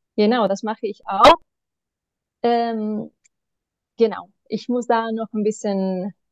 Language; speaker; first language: German; non-native, fluent; Spanish